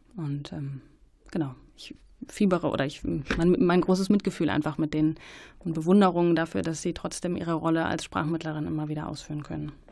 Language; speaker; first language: German; native; German